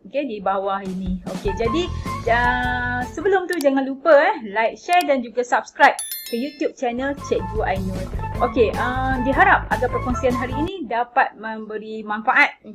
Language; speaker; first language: Malay; native; Malay